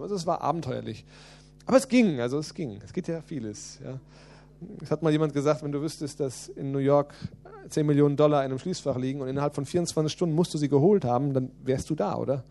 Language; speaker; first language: German; native; German